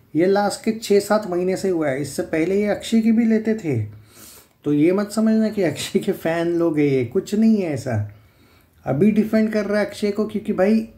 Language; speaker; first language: Hindi; non-native, local second language; Marathi